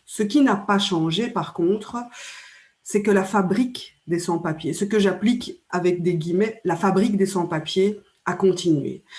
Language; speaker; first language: French; native; French